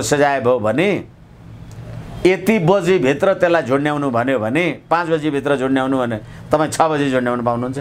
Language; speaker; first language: Nepali; native; Nepali